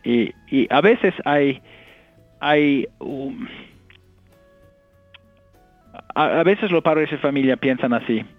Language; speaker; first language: Spanish; non-native, fluent; English